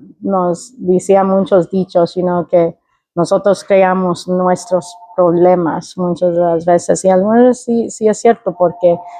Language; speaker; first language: Spanish; early bilingual, heritage; Spanish